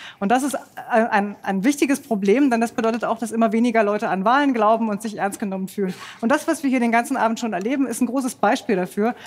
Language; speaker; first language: German; native; German